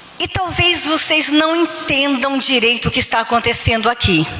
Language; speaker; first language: Portuguese; native; Portuguese